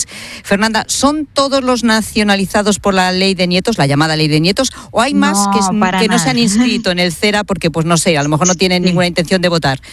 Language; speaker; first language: Spanish; native; Spanish